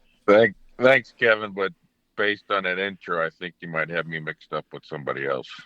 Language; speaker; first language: English; native; English